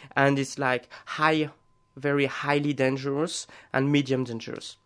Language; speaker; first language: English; non-native, fluent; French